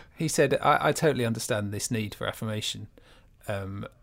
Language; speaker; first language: English; native; English